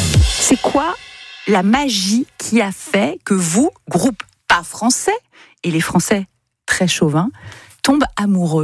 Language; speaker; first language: French; native; French